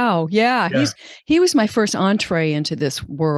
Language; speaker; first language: English; native; English